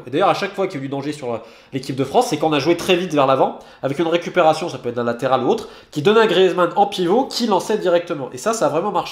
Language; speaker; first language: French; native; French